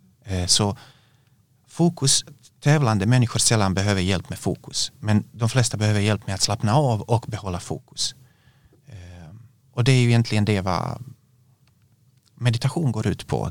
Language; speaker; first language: Swedish; non-native, fluent; Bosnian